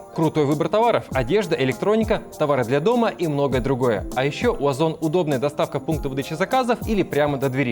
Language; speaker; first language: Russian; native; Russian